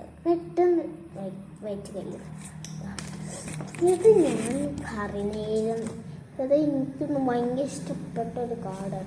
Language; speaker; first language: Malayalam; native; Malayalam